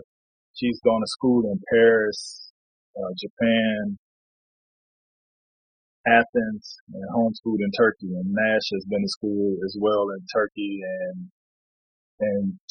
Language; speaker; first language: English; native; English